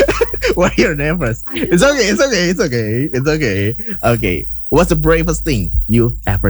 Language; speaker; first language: English; non-native, fluent; Indonesian